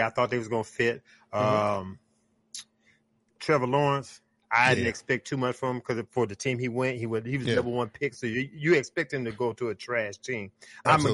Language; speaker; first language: English; native; English